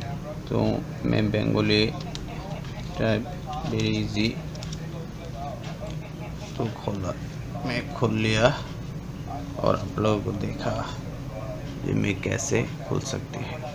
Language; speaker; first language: Hindi; non-native, learner; Bangla